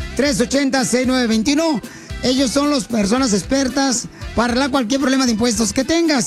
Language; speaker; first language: Spanish; native; Spanish